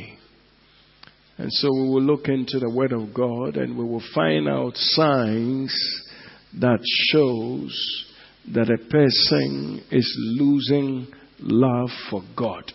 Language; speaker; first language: English; non-native, local second language; Igbo